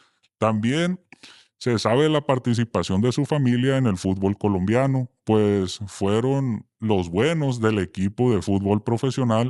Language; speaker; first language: Spanish; native; Spanish